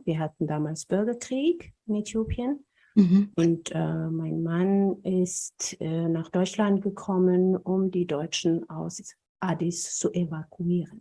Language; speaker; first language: German; non-native, fluent; Amharic